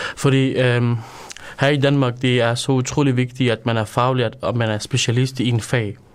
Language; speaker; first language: Danish; non-native, fluent; Persian